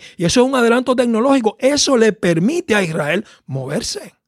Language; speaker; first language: Spanish; native; Spanish